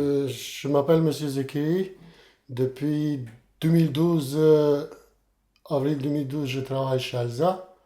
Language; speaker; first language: French; non-native, learner; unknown